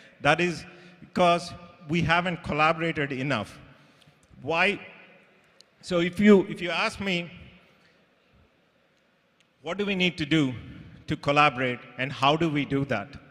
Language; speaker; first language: English; non-native, local second language; Telugu